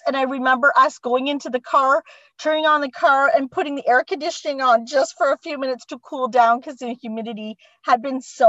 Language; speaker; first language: English; native; English